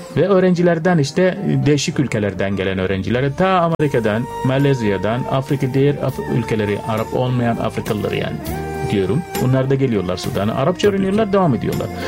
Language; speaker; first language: Turkish; non-native, fluent; Arabic